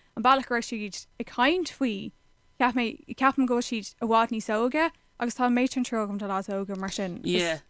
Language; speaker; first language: Irish; non-native, local second language; English